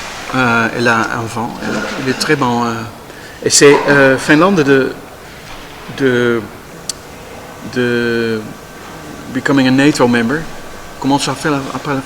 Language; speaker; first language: French; non-native, learner; Dutch